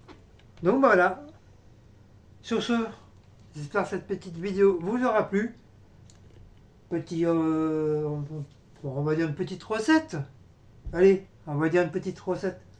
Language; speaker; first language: French; native; French